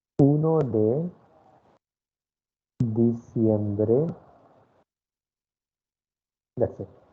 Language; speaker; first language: Spanish; non-native, fluent; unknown